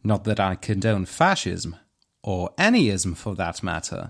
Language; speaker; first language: English; non-native, fluent; Polish